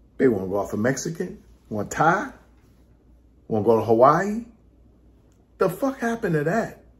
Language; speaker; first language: English; native; English